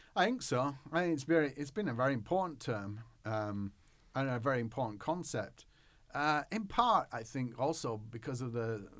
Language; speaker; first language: English; native; English